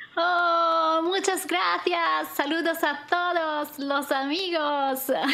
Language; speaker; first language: Spanish; non-native, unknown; Italian